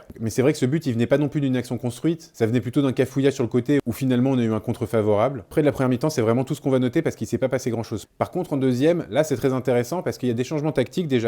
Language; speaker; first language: French; native; French